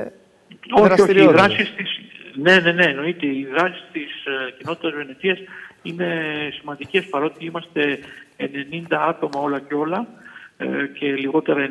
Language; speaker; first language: Greek; native; Greek